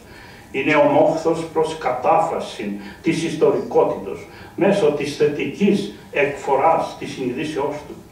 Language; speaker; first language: Greek; native; Greek